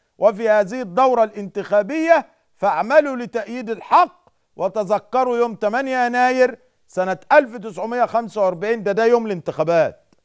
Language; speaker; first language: Arabic; native; Arabic